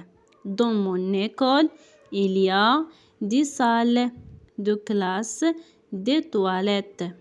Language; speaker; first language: French; non-native, local second language; Arabic